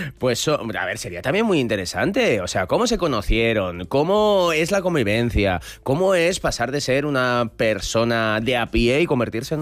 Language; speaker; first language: Spanish; native; Spanish